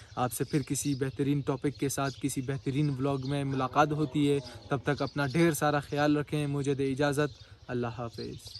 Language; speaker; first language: Urdu; non-native, local second language; Pashto